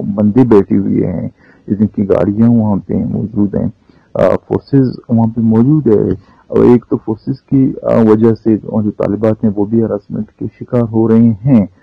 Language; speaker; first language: Urdu; non-native, local second language; Baluchi